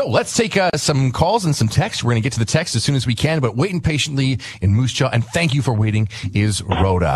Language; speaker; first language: English; native; English